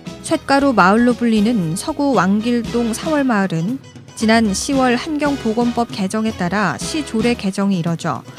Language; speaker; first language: Korean; native; Korean